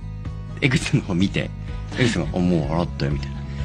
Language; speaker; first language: Japanese; native; Japanese